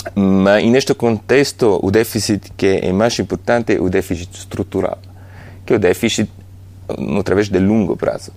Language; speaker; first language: Portuguese; non-native, fluent; Italian